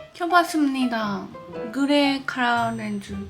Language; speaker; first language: Korean; non-native, learner; Japanese